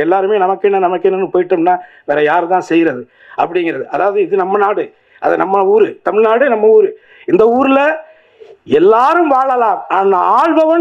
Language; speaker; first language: Tamil; native; Tamil